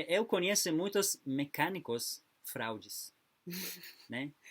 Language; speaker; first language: Portuguese; non-native, fluent; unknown